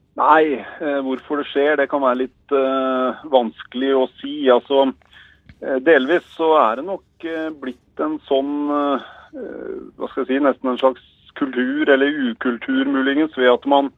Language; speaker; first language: Norwegian; native; Norwegian